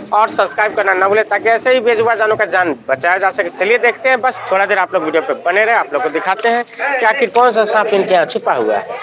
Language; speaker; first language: Hindi; native; Hindi